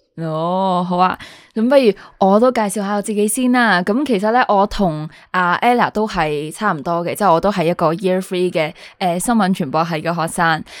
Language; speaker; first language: Cantonese; non-native, local second language; Chinese